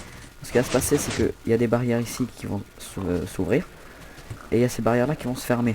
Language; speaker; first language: French; native; French